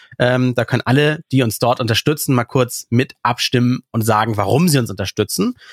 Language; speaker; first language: German; early bilingual, other home language; Russian